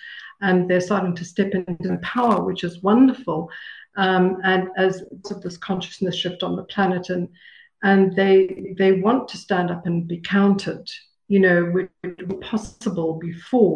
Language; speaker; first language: English; native; English